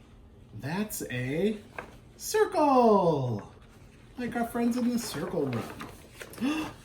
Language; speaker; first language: English; native; English